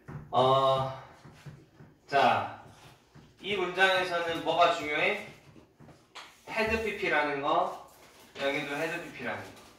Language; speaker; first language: Korean; native; Korean